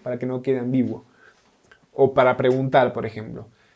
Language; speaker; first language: Spanish; native; Spanish